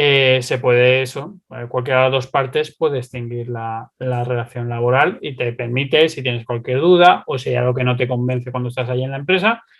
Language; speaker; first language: Spanish; native; Spanish